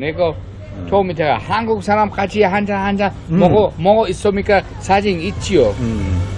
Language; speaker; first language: Korean; non-native, learner; Uzbek